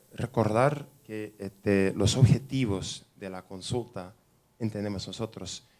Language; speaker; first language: Spanish; non-native, fluent; English